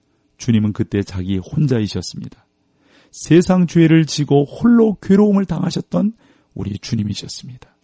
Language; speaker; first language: Korean; native; Korean